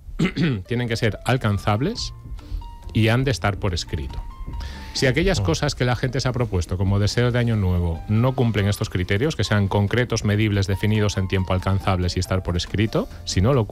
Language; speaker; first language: Spanish; native; Spanish